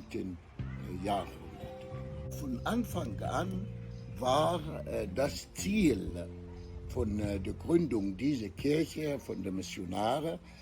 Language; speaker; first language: German; non-native, fluent; Arabic